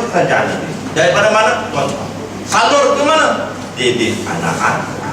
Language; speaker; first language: Malay; native; Malay